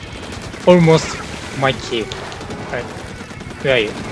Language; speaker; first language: English; non-native, learner; Japanese